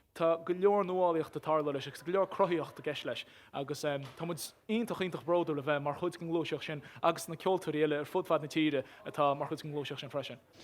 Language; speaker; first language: Irish; native; Irish